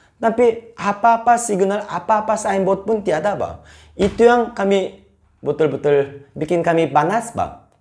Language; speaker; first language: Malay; non-native, fluent; Korean